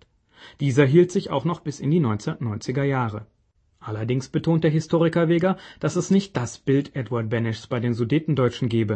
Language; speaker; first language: German; native; German